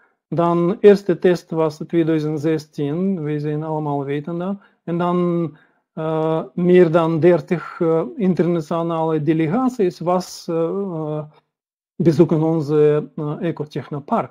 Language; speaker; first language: Dutch; non-native, learner; Russian